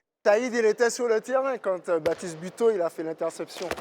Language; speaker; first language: French; native; French